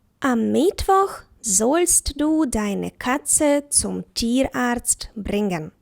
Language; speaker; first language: German; non-native, fluent; Ukrainian